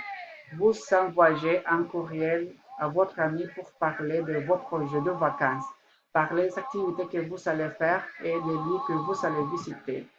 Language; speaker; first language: French; non-native, learner; Spanish